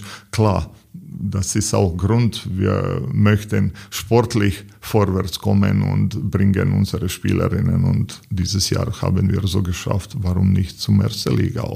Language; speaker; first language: German; non-native, learner; Serbian